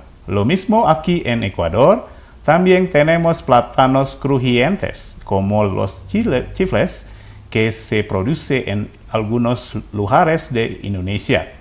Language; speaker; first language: Spanish; non-native, fluent; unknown